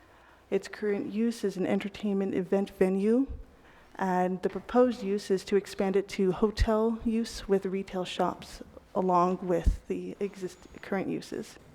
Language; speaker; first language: English; native; English